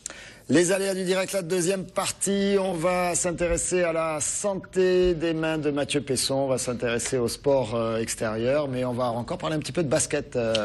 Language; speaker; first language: French; native; French